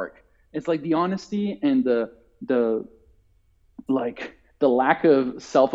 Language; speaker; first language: English; non-native, fluent; Italian